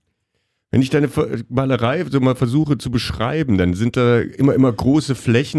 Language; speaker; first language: German; native; German